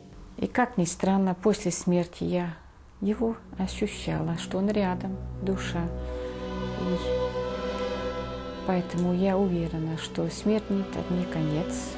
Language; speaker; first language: Russian; non-native, fluent; Dutch